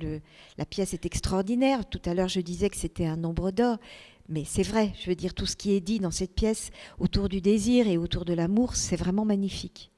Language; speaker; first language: French; native; French